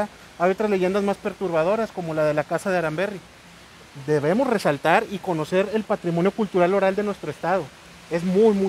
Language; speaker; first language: Spanish; native; Spanish